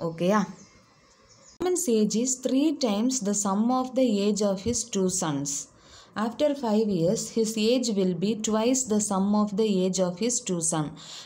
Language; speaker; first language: English; non-native, local second language; Tamil